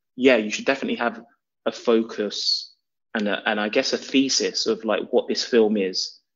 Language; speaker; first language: English; native; English